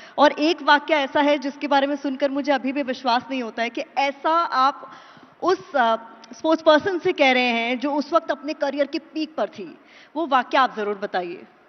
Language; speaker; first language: Hindi; native; Hindi